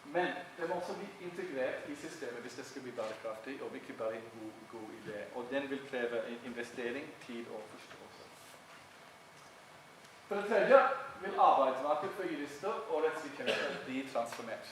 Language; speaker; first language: Norwegian; non-native, fluent; English